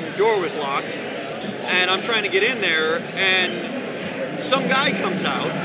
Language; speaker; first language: English; native; English